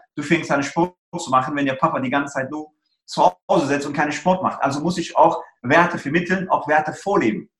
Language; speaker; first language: German; early bilingual, other home language; Persian